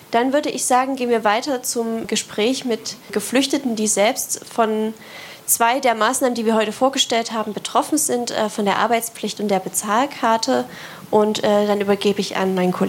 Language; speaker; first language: German; native; German